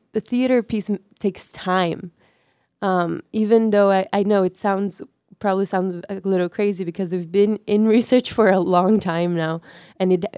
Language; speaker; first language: English; non-native, fluent; Portuguese